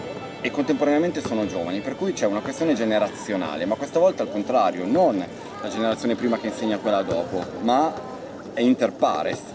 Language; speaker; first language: Italian; native; Italian